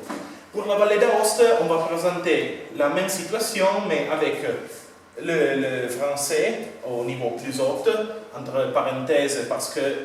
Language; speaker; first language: French; non-native, fluent; Italian